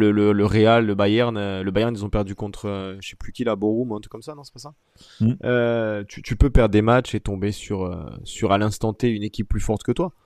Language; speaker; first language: French; native; French